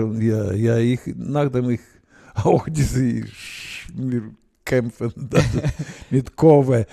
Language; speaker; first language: German; non-native, learner; Russian